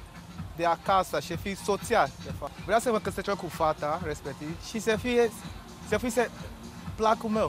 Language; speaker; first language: Romanian; non-native, learner; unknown